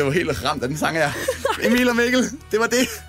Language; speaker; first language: Danish; native; Danish